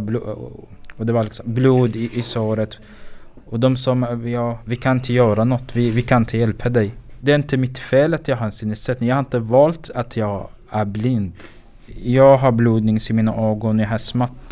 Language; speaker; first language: Swedish; non-native, fluent; Arabic